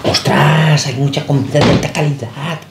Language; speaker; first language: Spanish; native; Spanish